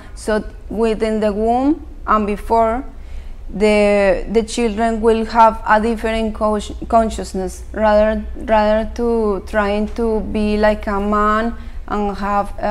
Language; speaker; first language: English; non-native, fluent; Spanish